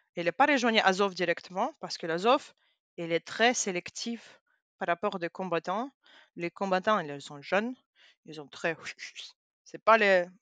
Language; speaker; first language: French; non-native, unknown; Russian